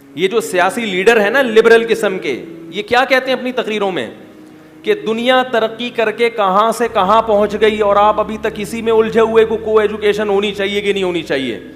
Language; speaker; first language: Urdu; native; Urdu